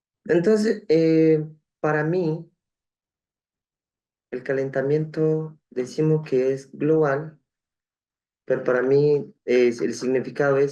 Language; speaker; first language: Spanish; non-native, local second language; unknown